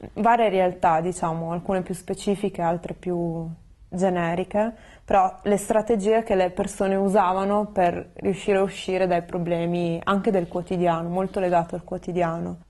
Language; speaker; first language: Italian; native; Italian